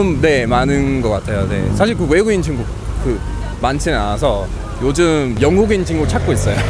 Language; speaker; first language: Korean; non-native, fluent; English